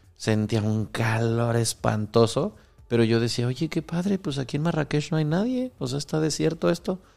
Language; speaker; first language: Spanish; native; Spanish